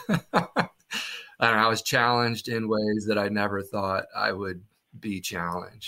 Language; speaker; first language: English; native; English